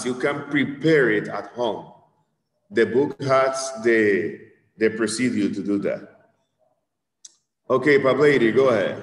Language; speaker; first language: English; non-native, fluent; Spanish